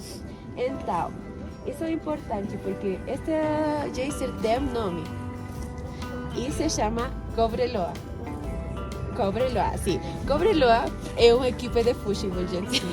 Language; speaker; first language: Portuguese; non-native, fluent; Spanish